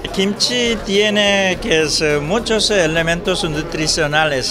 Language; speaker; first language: Spanish; non-native, learner; Korean